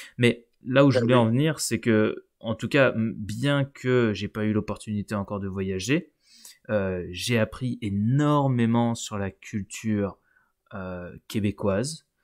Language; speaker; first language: French; native; French